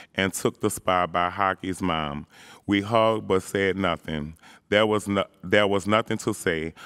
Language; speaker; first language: English; native; English